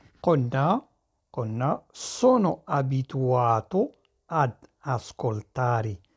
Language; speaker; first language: Italian; non-native, fluent; Arabic